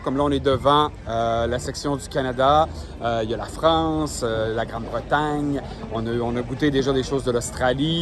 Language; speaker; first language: French; native; French